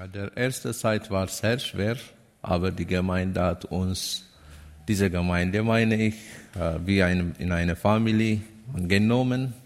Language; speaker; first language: German; non-native, learner; Amharic